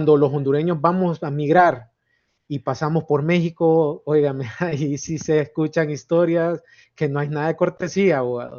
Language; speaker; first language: Spanish; native; Spanish